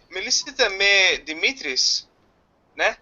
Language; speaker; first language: Greek; non-native, learner; English